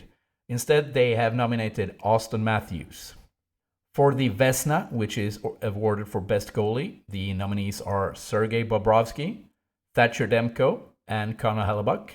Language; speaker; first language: English; non-native, fluent; Swedish